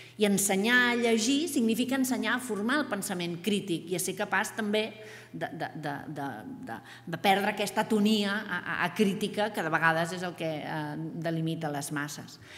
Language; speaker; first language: Catalan; native; Catalan